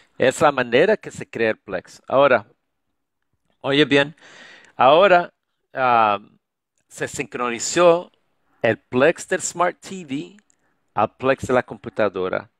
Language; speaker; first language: Spanish; early bilingual, heritage; Spanish